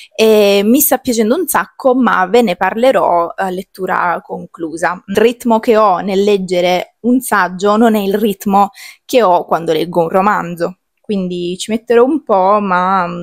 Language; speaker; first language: Italian; native; Italian